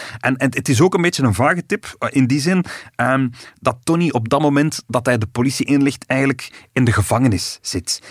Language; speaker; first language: Dutch; native; Dutch